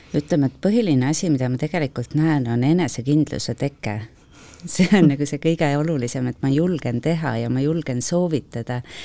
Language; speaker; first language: Estonian; native; Estonian